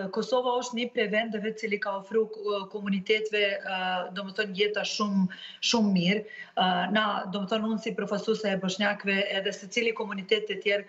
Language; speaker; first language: Albanian; non-native, local second language; Bosnian